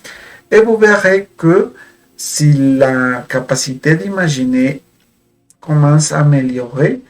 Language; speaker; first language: French; non-native, fluent; Spanish